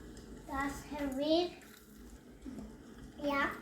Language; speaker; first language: German; early bilingual, other home language; Serbian